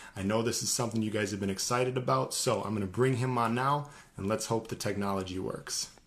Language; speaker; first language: English; native; English